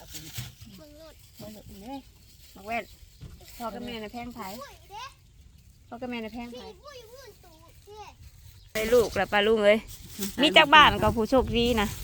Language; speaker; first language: Thai; non-native, local second language; Northeastern Thai